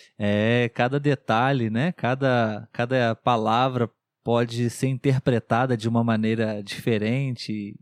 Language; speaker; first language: Portuguese; native; Portuguese